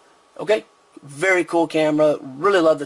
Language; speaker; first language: English; native; English